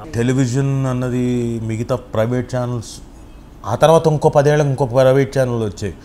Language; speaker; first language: Telugu; native; Telugu